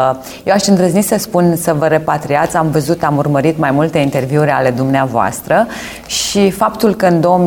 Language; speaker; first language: Romanian; native; Romanian